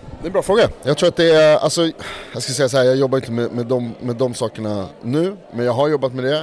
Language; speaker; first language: Swedish; native; Swedish